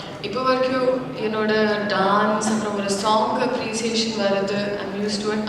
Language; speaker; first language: Tamil; non-native, learner; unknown